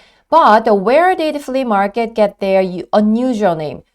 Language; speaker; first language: English; non-native, fluent; Korean